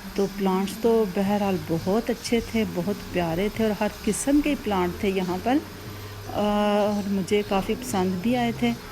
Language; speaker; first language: Urdu; native; Urdu